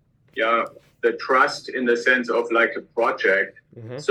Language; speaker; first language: English; non-native, fluent; German